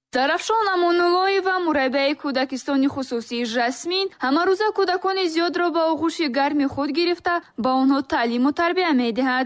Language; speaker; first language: Tajik; non-native, local second language; Shughni